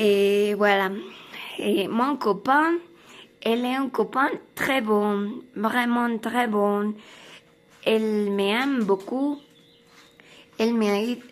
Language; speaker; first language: French; non-native, learner; Spanish